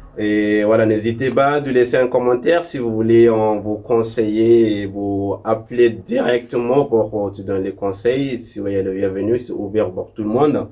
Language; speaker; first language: French; non-native, local second language; Arabic